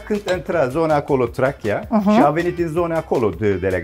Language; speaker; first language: Romanian; non-native, learner; Turkish